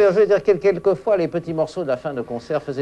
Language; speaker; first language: French; native; French